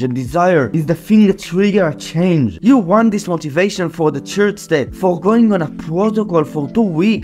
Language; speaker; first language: English; non-native, fluent; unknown